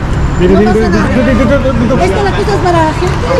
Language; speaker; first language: Spanish; non-native, learner; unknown